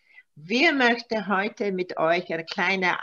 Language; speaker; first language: German; non-native, learner; Maltese